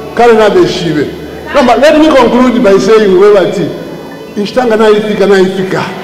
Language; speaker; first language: English; non-native, local second language; Bemba